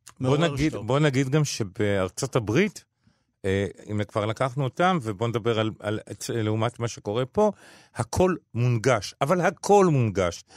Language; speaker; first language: Hebrew; native; Hebrew